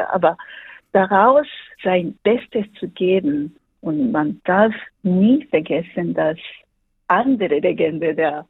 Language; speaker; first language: German; non-native, fluent; Japanese